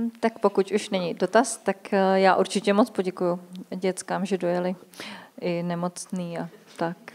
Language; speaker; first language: Czech; native; Czech